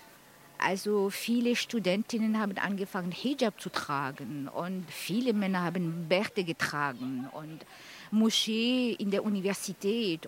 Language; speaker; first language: German; non-native, fluent; Arabic